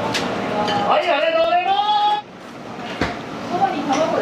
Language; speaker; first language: Japanese; native; Japanese